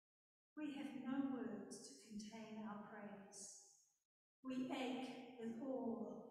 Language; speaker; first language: English; native; English